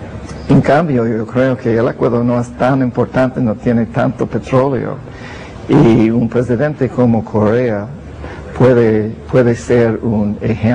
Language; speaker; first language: Spanish; non-native, fluent; English